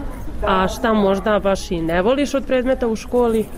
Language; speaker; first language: Serbian; native; Serbian